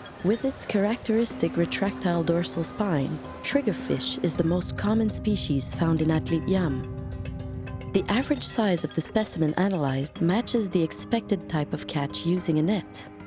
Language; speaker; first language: English; native; English